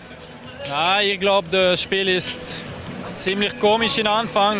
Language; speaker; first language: German; non-native, learner; French